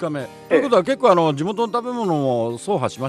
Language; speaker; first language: Japanese; native; Japanese